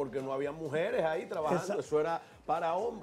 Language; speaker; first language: Spanish; native; Spanish